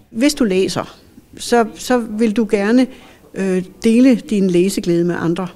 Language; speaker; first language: Danish; native; Danish